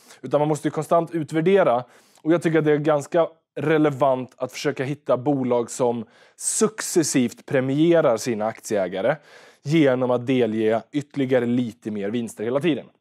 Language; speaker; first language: Swedish; native; Swedish